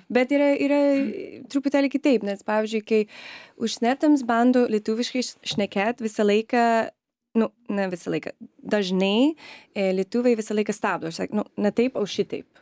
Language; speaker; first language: Lithuanian; early bilingual, other home language; English